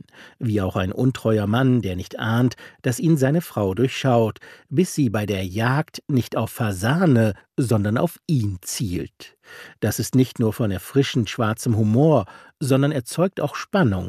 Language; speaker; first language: German; native; German